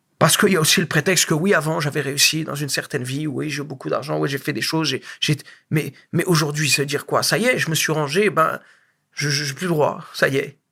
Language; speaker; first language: French; native; French